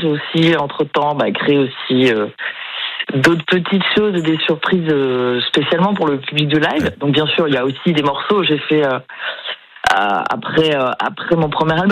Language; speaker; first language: French; native; French